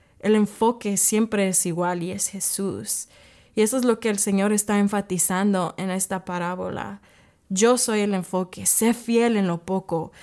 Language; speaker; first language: Spanish; early bilingual, heritage; English